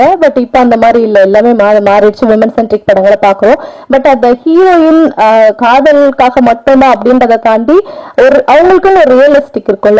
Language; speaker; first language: Tamil; native; Tamil